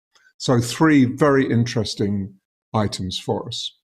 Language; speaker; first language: English; native; English